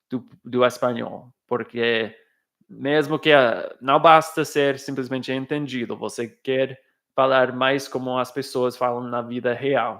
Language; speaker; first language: Portuguese; non-native, fluent; English